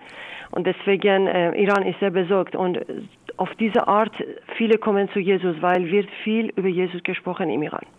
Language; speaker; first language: German; non-native, fluent; Persian